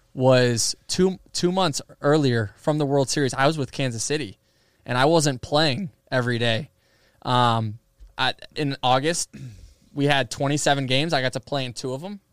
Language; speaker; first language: English; native; English